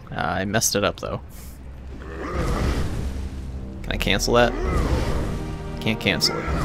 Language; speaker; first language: English; native; English